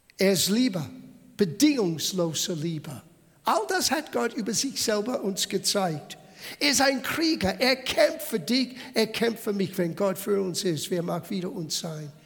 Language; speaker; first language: German; non-native, fluent; English